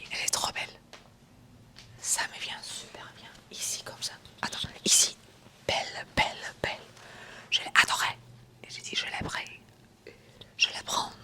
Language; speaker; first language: French; non-native, fluent; Romanian